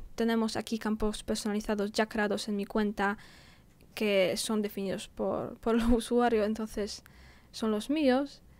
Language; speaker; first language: Spanish; non-native, fluent; Polish